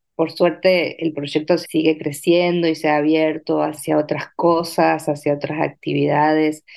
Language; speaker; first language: Spanish; native; Spanish